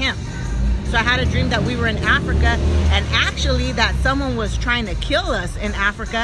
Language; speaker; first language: English; native; English